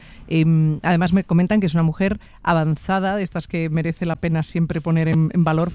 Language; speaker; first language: Spanish; native; Spanish